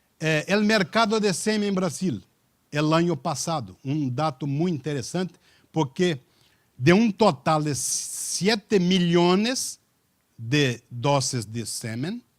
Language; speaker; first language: Spanish; non-native, learner; Portuguese